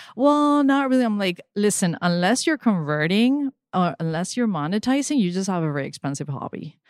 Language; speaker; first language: English; early bilingual, other home language; Spanish